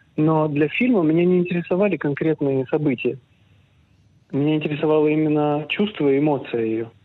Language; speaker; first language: Russian; early bilingual, other home language; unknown